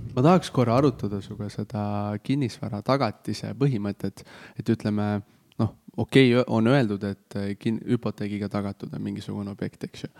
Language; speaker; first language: Estonian; native; Estonian